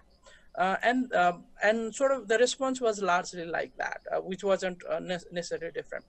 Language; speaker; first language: English; non-native, local second language; Nepali